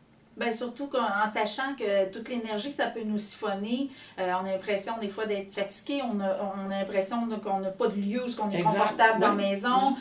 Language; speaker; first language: French; native; French